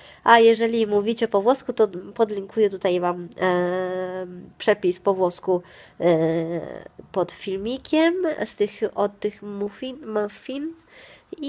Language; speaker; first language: Polish; non-native, fluent; Italian